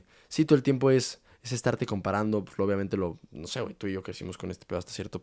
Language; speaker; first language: Spanish; native; Spanish